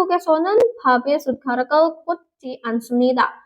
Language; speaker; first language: Korean; non-native, fluent; Indonesian